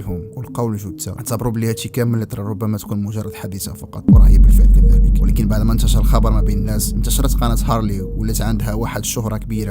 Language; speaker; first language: Arabic; native; Arabic